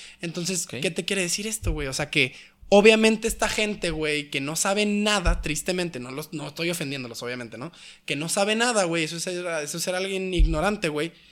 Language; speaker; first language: Spanish; native; Spanish